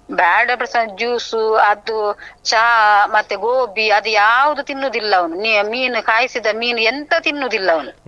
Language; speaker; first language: Kannada; native; Kannada